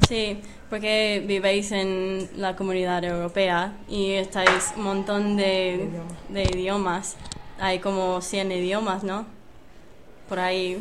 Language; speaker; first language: Spanish; non-native, fluent; English